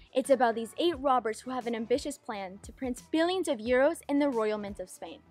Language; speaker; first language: English; native; English